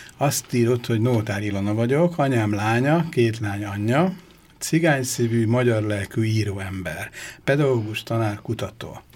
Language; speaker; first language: Hungarian; native; Hungarian